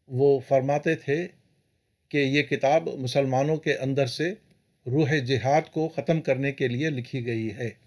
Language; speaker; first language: Urdu; native; Urdu